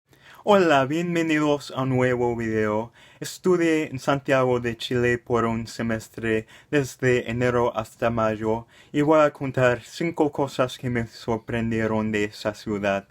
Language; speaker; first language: Spanish; non-native, fluent; English